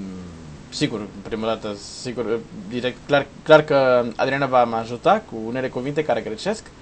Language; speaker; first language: Romanian; non-native, learner; Portuguese